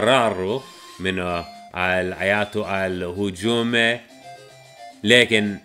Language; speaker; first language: Arabic; non-native, learner; English